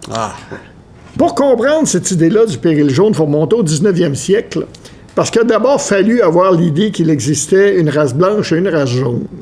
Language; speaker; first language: French; native; French